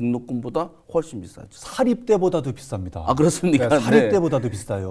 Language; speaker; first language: Korean; native; Korean